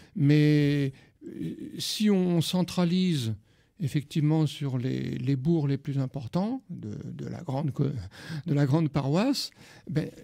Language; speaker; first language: French; native; French